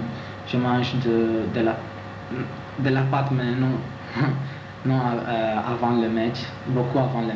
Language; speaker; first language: French; non-native, learner; Italian